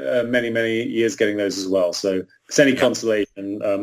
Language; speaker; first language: English; native; English